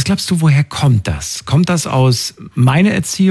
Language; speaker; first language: German; native; German